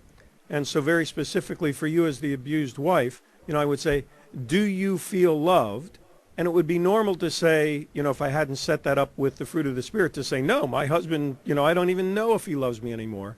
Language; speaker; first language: English; native; English